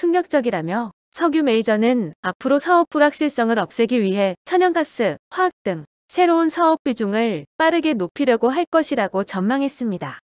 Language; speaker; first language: Korean; native; Korean